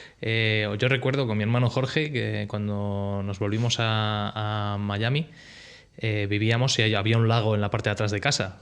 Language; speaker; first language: Spanish; early bilingual, heritage; Spanish